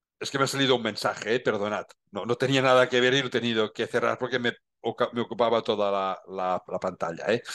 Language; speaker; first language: Spanish; non-native, local second language; Catalan